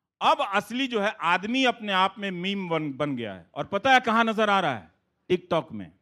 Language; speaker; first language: Hindi; native; Hindi